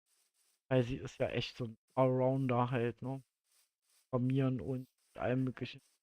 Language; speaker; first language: German; native; German